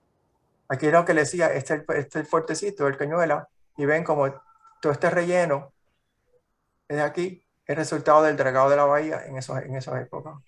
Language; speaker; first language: Spanish; native; Spanish